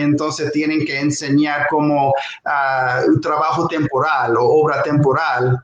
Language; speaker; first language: Spanish; non-native, fluent; English